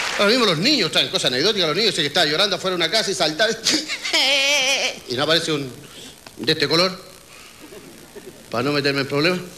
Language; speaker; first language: Spanish; native; Spanish